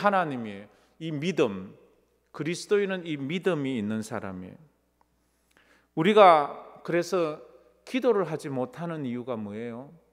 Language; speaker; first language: Korean; native; Korean